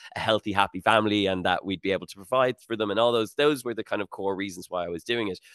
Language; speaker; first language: English; native; English